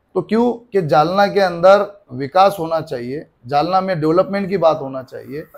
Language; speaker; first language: Hindi; non-native, local second language; Marathi